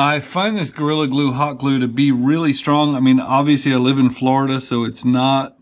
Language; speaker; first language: English; native; English